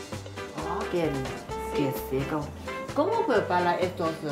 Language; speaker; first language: Spanish; non-native, learner; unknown